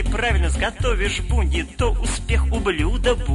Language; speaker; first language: Russian; native; Russian